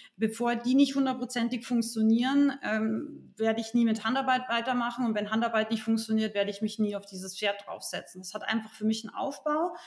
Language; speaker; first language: German; native; German